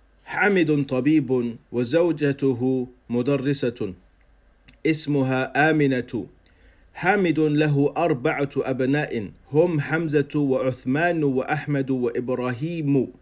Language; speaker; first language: Arabic; non-native, fluent; English